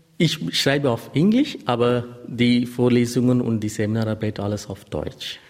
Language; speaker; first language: German; non-native, learner; Tamil